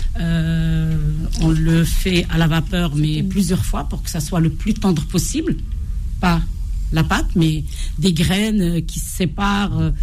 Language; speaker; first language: French; non-native, local second language; Arabic